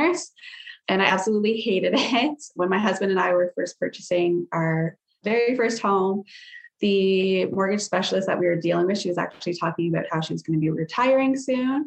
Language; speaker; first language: English; native; English